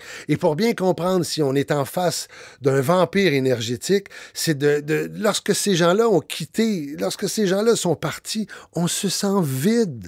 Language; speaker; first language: French; native; French